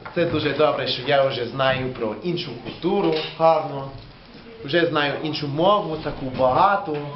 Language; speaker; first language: Ukrainian; non-native, learner; English